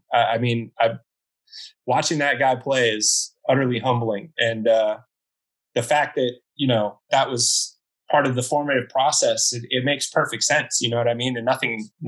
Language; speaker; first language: English; native; English